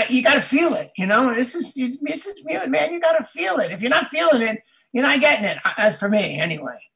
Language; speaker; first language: English; native; English